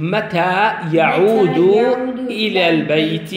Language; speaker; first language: Arabic; non-native, fluent; Turkish